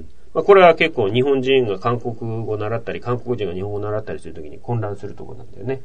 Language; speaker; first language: Japanese; native; Japanese